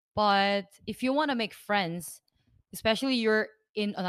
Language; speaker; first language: English; non-native, fluent; Korean